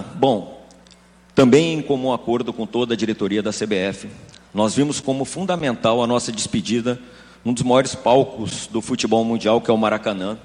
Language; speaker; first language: Portuguese; native; Portuguese